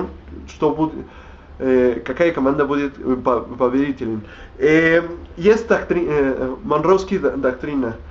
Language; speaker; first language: Russian; non-native, learner; Spanish